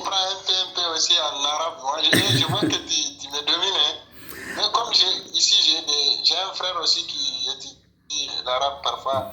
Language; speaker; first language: French; non-native, local second language; Bambara